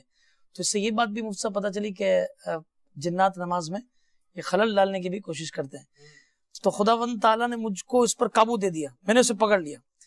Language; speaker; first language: Urdu; native; Urdu